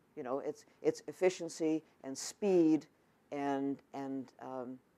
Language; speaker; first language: English; native; English